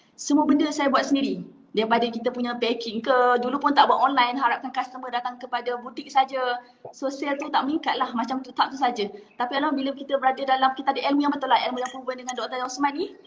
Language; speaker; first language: Malay; native; Malay